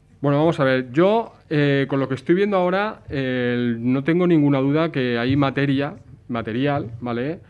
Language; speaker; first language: Spanish; native; Spanish